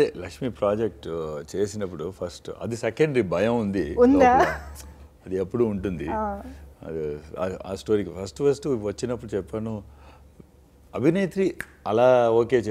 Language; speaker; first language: Telugu; non-native, fluent; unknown